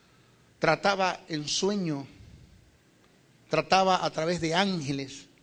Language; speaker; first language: Spanish; native; Spanish